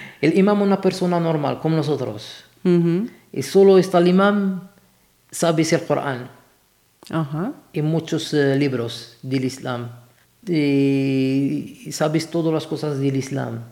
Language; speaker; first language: Spanish; non-native, learner; Arabic